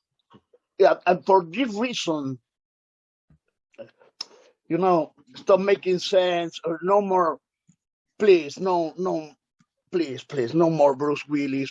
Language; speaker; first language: English; non-native, learner; Spanish